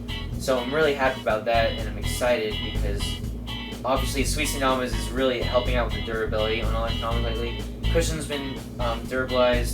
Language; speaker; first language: English; native; English